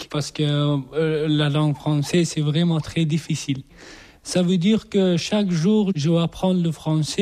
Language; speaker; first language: French; non-native, learner; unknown